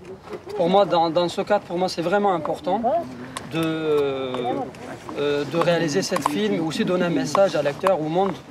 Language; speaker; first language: French; non-native, fluent; Kurdish